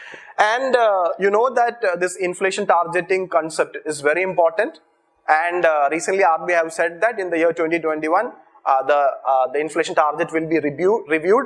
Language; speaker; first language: English; non-native, local second language; Malayalam